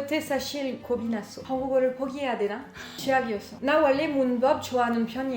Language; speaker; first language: Korean; non-native, learner; French